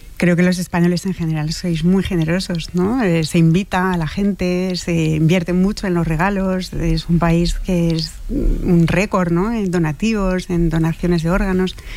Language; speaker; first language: Spanish; non-native, fluent; French